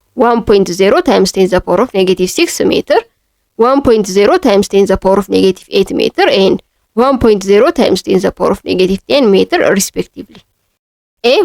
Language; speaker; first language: English; non-native, local second language; Amharic